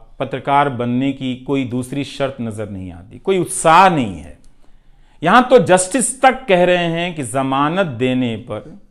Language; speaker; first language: Hindi; non-native, local second language; Bhojpuri